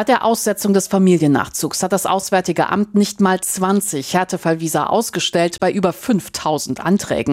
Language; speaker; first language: German; native; German